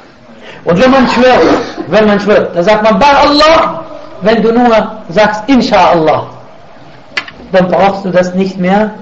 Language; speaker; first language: German; non-native, fluent; Arabic